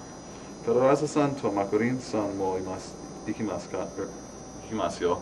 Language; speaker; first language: Japanese; non-native, learner; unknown